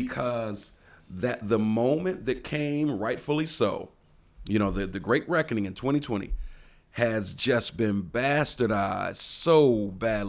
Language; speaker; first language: English; native; English